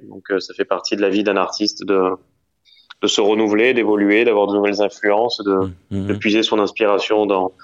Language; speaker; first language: French; native; French